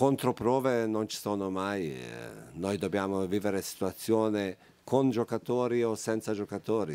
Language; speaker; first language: Italian; non-native, fluent; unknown